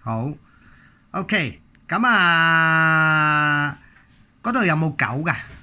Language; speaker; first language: Cantonese; native; Cantonese